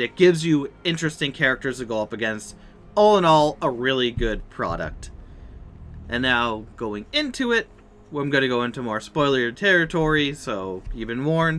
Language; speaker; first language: English; native; English